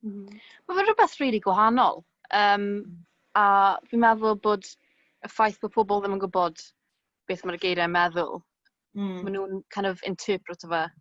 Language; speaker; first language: Welsh; native; Welsh